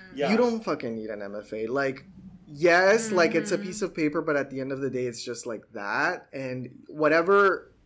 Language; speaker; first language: English; native; English